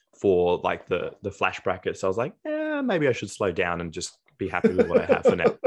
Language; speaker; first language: English; native; English